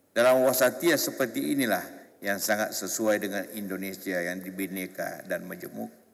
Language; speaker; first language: Indonesian; non-native, local second language; Buginese